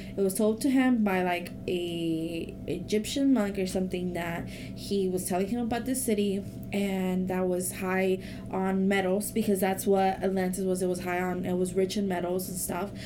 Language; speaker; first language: English; non-native, fluent; Spanish